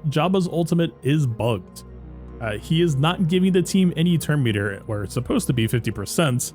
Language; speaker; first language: English; native; English